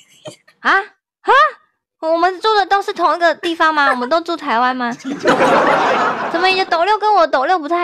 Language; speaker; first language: Chinese; native; Chinese